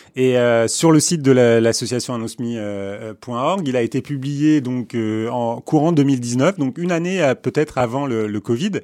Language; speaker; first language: French; early bilingual, other home language; Armenian